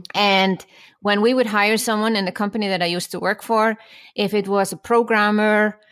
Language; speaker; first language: English; non-native, fluent; Icelandic